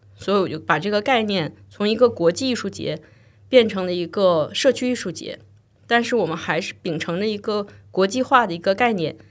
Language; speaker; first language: Chinese; native; Chinese